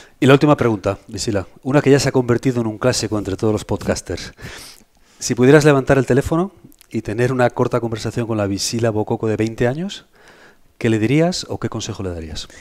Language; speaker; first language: Spanish; native; Spanish